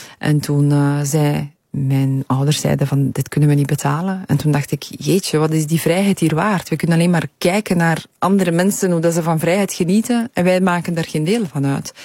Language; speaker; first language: Dutch; early bilingual, other home language; Polish